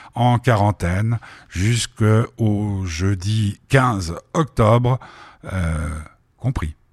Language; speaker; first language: French; native; French